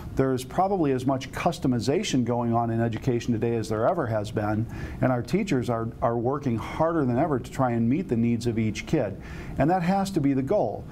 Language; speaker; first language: English; native; English